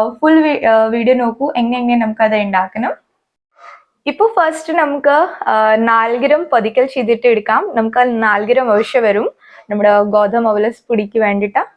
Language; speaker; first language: Malayalam; native; Malayalam